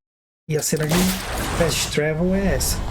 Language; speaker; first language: Portuguese; native; Portuguese